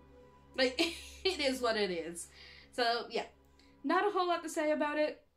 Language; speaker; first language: English; native; English